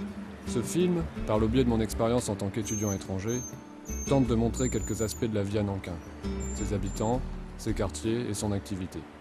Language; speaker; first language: French; native; French